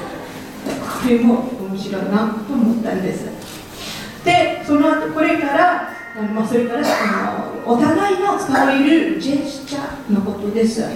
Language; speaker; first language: Japanese; non-native, fluent; French